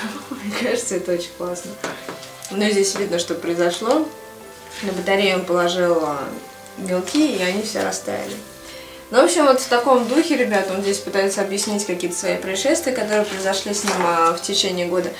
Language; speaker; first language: Russian; native; Russian